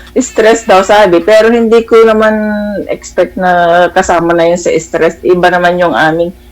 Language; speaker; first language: Filipino; non-native, local second language; Iloko